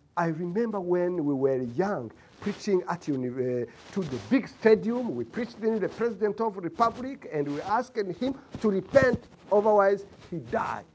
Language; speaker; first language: English; non-native, local second language; Kinyarwanda